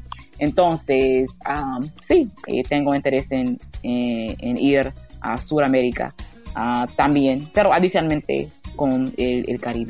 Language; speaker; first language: Spanish; non-native, learner; English